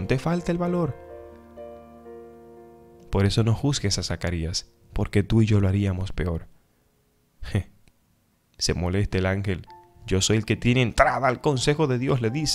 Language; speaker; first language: Spanish; native; Spanish